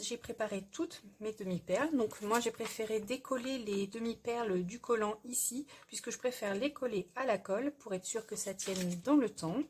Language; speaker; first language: French; native; French